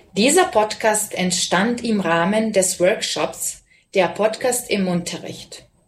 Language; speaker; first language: German; non-native, fluent; Serbian